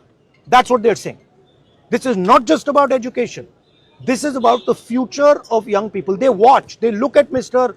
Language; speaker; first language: English; non-native, local second language; Hindi